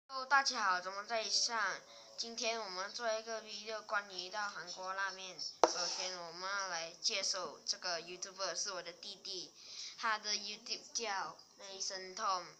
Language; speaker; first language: Chinese; early bilingual, heritage; Chinese